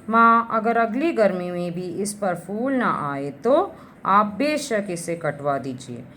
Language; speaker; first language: Hindi; non-native, local second language; Malayalam